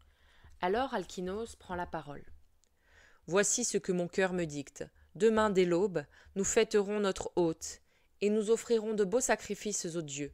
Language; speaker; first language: French; native; French